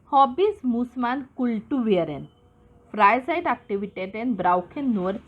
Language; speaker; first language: German; non-native, fluent; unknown